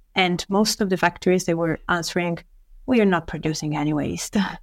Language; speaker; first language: English; non-native, fluent; Italian